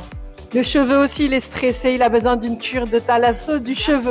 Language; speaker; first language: French; native; French